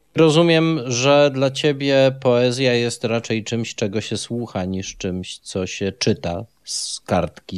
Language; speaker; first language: Polish; native; Polish